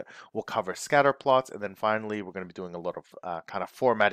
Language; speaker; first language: English; native; English